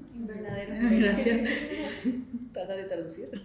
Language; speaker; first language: Spanish; non-native, fluent; English